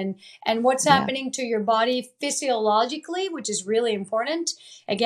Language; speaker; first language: English; early bilingual, other home language; Italian